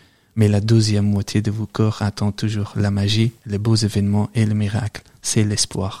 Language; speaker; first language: French; non-native, fluent; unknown